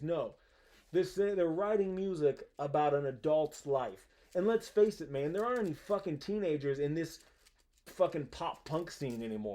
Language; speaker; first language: English; native; English